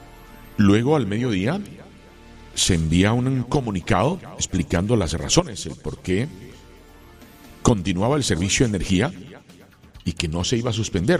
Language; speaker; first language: Spanish; native; Spanish